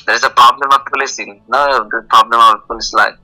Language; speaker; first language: English; non-native, local second language; Bangla